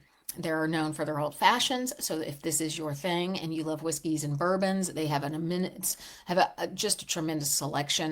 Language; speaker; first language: English; native; English